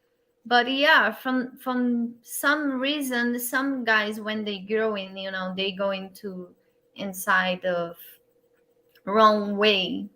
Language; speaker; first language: English; non-native, learner; Portuguese